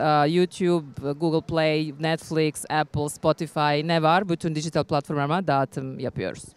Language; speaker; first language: Turkish; non-native, learner; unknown